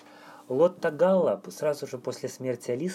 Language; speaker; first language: Russian; native; Russian